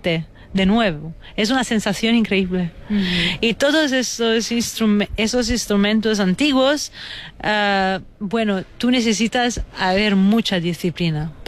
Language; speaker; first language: Spanish; non-native, fluent; Italian